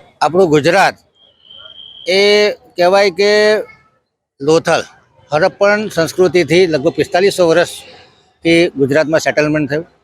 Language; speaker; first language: Gujarati; native; Gujarati